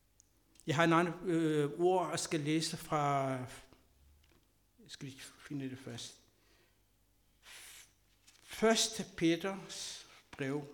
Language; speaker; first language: Danish; non-native, fluent; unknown